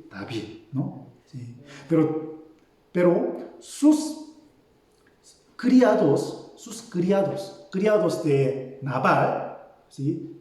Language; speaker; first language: Spanish; non-native, fluent; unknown